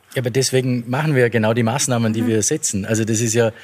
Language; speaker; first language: German; native; German